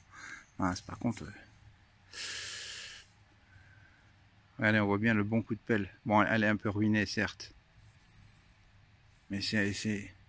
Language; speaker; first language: French; native; French